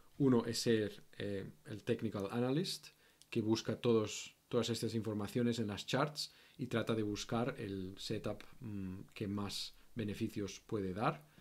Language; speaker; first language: Spanish; native; Spanish